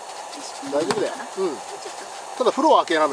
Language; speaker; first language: Japanese; native; Japanese